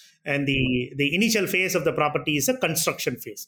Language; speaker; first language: English; non-native, local second language; Tamil